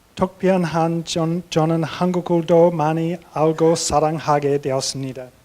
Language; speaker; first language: Korean; non-native, learner; English